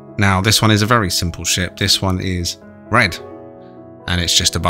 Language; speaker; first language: English; native; English